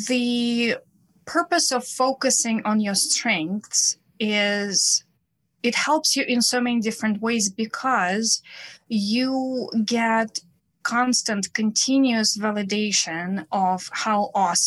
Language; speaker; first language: English; non-native, fluent; Russian